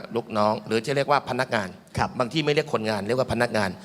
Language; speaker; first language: Thai; native; Thai